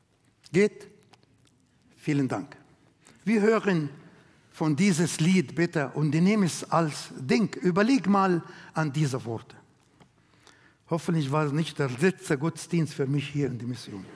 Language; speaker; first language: German; non-native, learner; Arabic